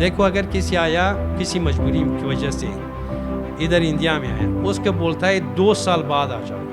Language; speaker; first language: Hindi; non-native, fluent; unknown